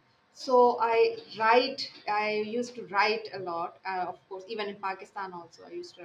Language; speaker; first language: English; non-native, local second language; Urdu